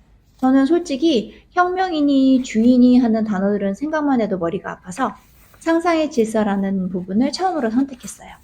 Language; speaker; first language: Korean; native; Korean